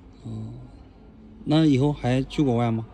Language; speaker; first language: Chinese; native; Chinese